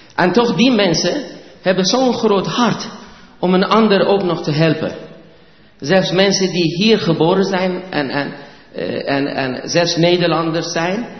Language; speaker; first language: Dutch; non-native, fluent; Persian